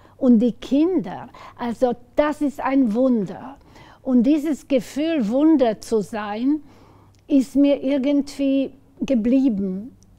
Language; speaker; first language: German; non-native, fluent; Slovak